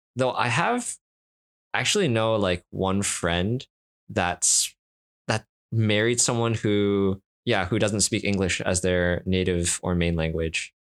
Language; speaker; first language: English; native; English